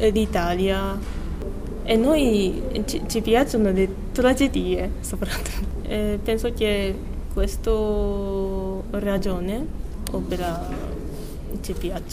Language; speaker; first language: Italian; non-native, learner; Japanese